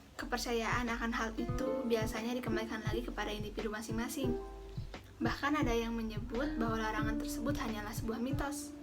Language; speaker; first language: Indonesian; native; Indonesian